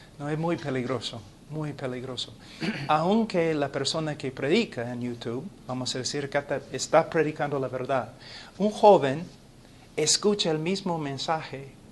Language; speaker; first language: Spanish; non-native, fluent; English